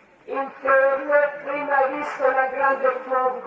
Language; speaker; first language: Italian; non-native, learner; Croatian